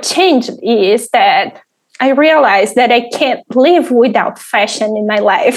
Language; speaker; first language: English; non-native, fluent; Portuguese